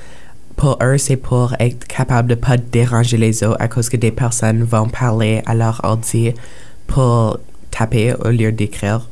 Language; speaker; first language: French; non-native, local second language; English